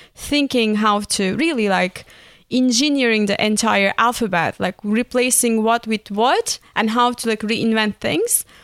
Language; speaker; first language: English; non-native, fluent; Turkish